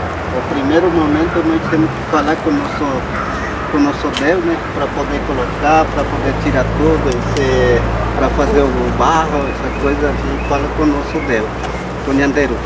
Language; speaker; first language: Portuguese; non-native, local second language; Guarani